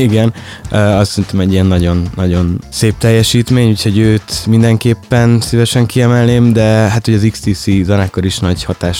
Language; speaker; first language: Hungarian; native; Hungarian